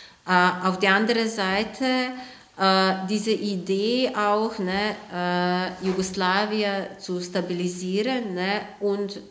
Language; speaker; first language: German; non-native, fluent; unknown